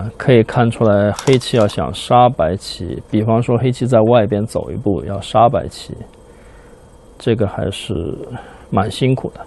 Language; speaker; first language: Chinese; native; Chinese